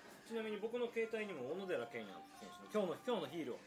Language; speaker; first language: Japanese; native; Japanese